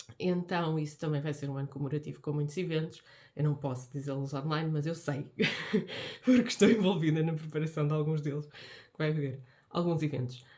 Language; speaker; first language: Portuguese; native; Portuguese